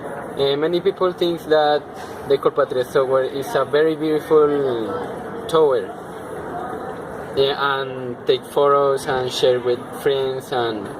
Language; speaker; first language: English; non-native, learner; Spanish